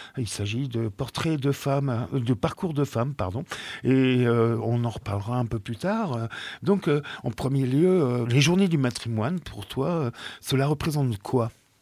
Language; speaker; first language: French; native; French